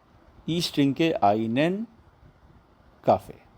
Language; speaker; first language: German; non-native, learner; Hindi